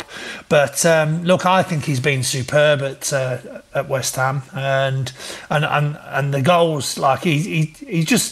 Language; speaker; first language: English; native; English